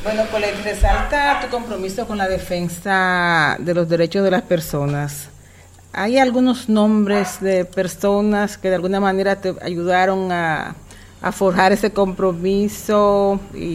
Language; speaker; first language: Spanish; native; Spanish